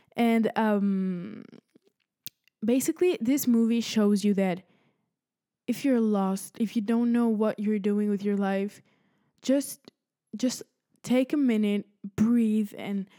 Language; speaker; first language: English; early bilingual, other home language; Spanish